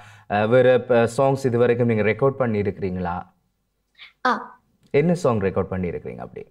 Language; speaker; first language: Tamil; native; Tamil